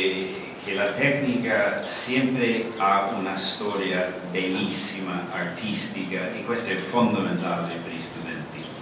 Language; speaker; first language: Italian; non-native, learner; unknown